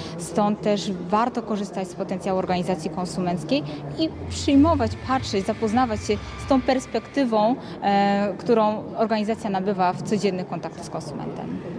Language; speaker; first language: Polish; native; Polish